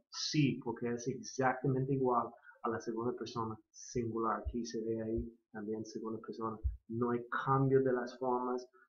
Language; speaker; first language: Spanish; non-native, fluent; English